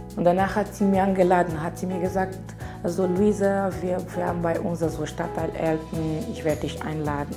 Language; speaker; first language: German; non-native, learner; Portuguese